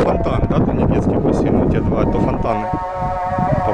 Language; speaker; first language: Russian; native; Russian